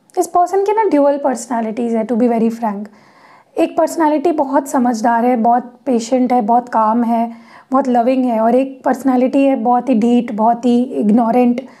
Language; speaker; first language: Hindi; non-native, local second language; Marathi